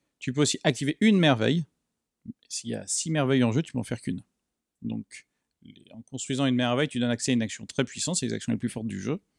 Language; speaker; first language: French; native; French